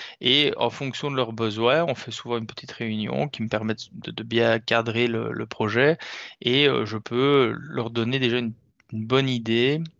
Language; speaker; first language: French; native; French